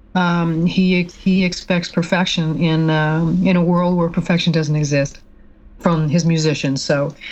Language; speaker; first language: English; native; English